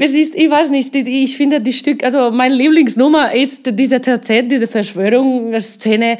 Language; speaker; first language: German; non-native, fluent; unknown